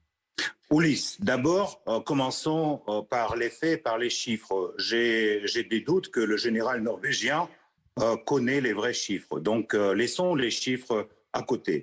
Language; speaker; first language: French; non-native, fluent; Russian